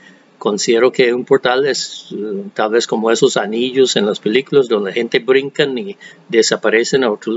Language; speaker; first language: Spanish; non-native, fluent; English